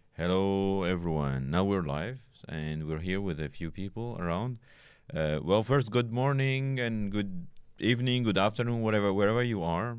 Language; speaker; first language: English; non-native, fluent; Arabic